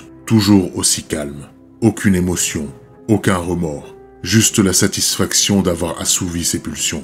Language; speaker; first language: French; native; French